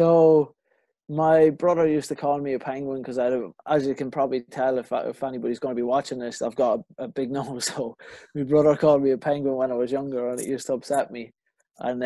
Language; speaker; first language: English; native; English